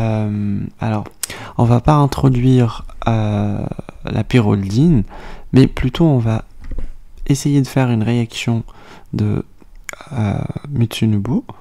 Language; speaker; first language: French; native; French